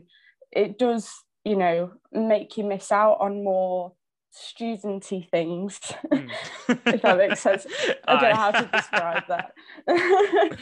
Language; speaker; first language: English; native; English